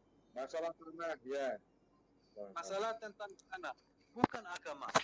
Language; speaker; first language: Indonesian; non-native, fluent; Arabic